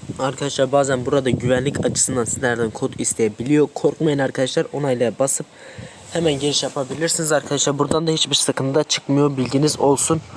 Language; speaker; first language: Turkish; non-native, local second language; Kurdish